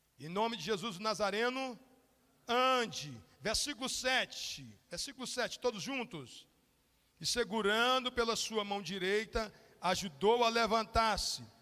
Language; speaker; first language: Portuguese; native; Portuguese